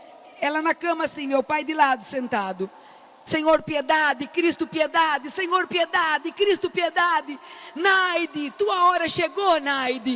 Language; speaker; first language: Portuguese; native; Portuguese